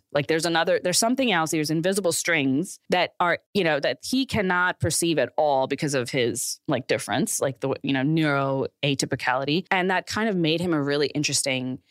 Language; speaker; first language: English; non-native, local second language; Urdu